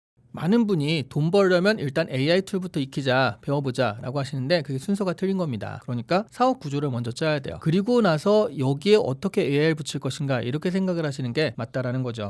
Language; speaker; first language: Korean; native; Korean